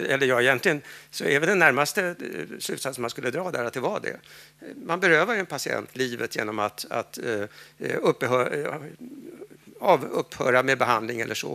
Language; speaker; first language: Swedish; native; Swedish